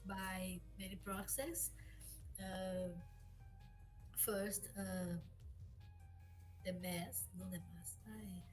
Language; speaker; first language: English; non-native, learner; Portuguese